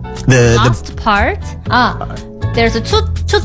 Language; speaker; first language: English; non-native, learner; Korean